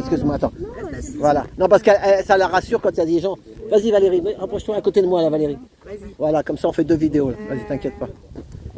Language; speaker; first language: French; native; French